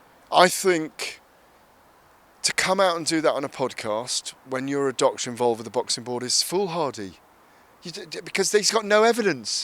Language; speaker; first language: English; native; English